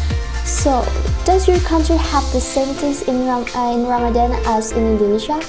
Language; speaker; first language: English; non-native, learner; Indonesian